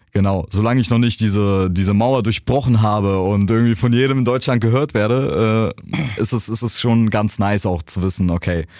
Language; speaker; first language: German; native; German